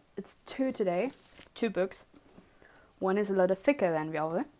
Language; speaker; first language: English; early bilingual, other home language; German